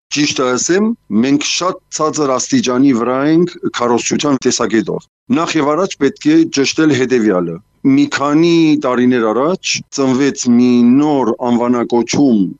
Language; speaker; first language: Armenian; early bilingual, heritage; Armenian